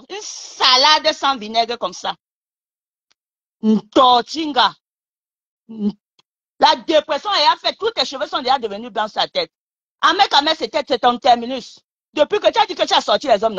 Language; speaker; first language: French; non-native, local second language; Lingala